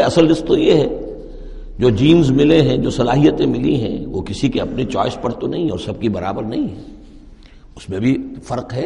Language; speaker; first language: Urdu; native; Urdu